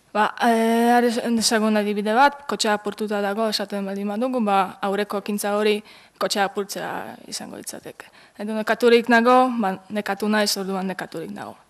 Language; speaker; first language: Basque; non-native, fluent; Polish